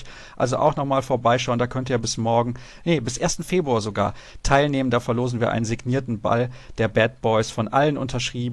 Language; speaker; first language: German; native; German